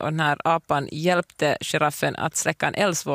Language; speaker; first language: Swedish; native; Swedish